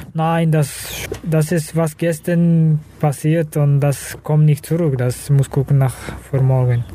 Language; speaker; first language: German; non-native, fluent; Russian